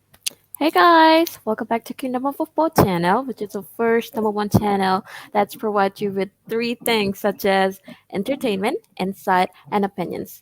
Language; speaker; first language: English; non-native, fluent; Khmer